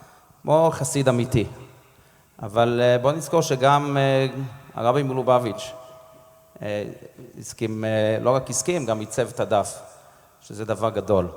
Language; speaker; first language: Hebrew; non-native, fluent; English